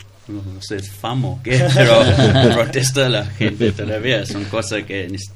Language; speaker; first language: Spanish; non-native, learner; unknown